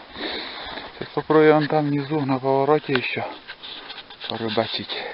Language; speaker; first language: Russian; native; Russian